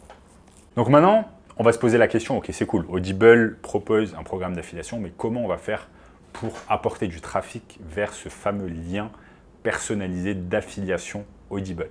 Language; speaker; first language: French; native; French